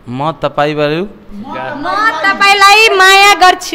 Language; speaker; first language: Nepali; non-native, learner; Bhojpuri